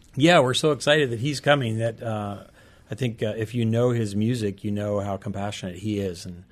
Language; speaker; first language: English; native; English